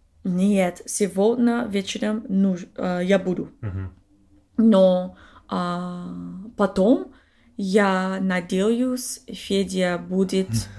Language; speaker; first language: Russian; non-native, learner; English